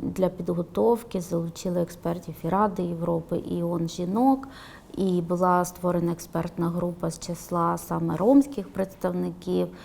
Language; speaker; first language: Ukrainian; non-native, local second language; Romany